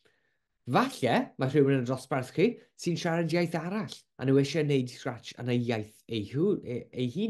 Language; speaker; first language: Welsh; non-native, local second language; English